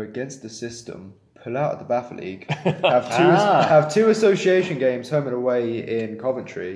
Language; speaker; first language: English; native; English